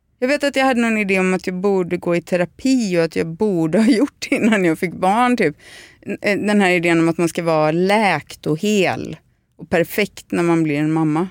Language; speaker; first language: Swedish; native; Swedish